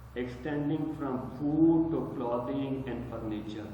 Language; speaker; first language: English; non-native, local second language; Urdu